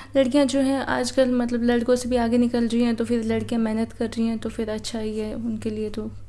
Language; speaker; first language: Hindi; native; Hindi